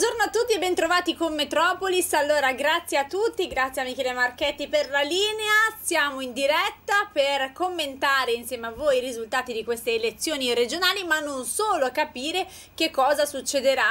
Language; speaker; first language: Italian; native; Italian